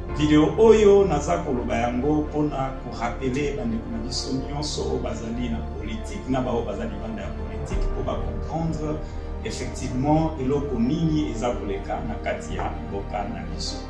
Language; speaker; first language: Lingala; native; Lingala